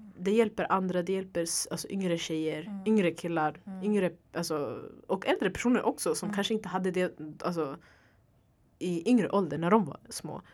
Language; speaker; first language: Swedish; early bilingual, other home language; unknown